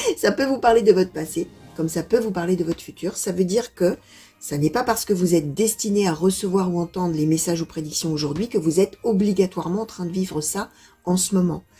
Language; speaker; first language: French; native; French